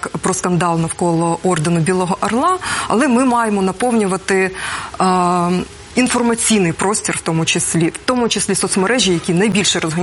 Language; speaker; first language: Ukrainian; native; Ukrainian